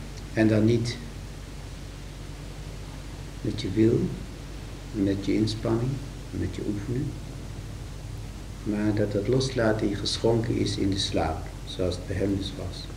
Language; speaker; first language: Dutch; native; Dutch